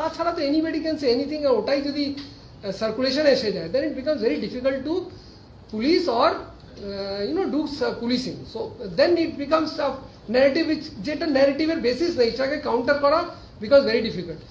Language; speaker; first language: English; non-native, local second language; Bangla